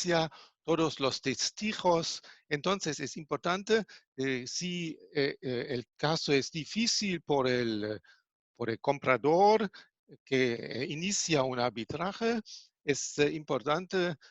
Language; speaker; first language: Spanish; non-native, fluent; German